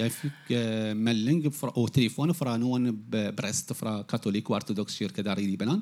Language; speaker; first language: Norwegian; non-native, fluent; Arabic